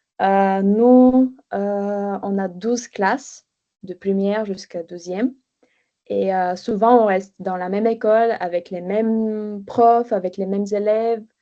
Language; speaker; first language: French; non-native, fluent; Bulgarian